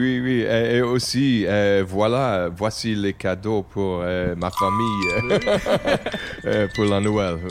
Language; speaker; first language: French; non-native, learner; English